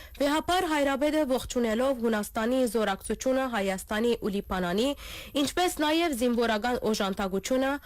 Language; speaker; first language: Armenian; early bilingual, heritage; Armenian